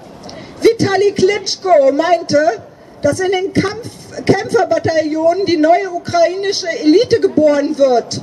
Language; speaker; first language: German; native; German